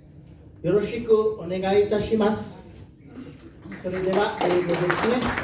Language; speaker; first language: Japanese; non-native, learner; Samoan